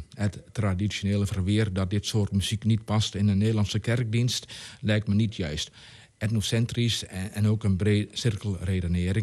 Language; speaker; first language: Dutch; native; Dutch